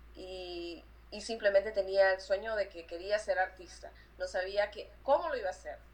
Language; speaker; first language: Spanish; native; Spanish